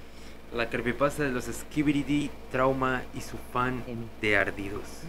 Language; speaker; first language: Spanish; native; Spanish